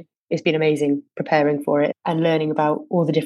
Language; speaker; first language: English; native; English